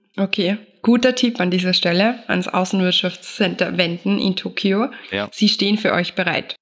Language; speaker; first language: German; native; German